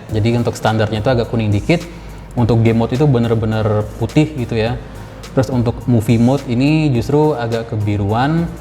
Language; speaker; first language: Indonesian; native; Indonesian